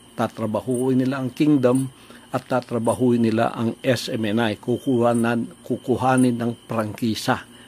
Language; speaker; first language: Filipino; native; Filipino